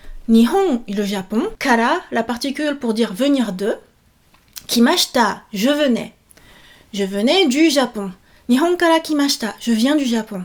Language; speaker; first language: French; native; French